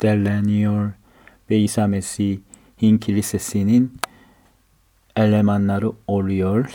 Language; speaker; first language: Turkish; non-native, fluent; Korean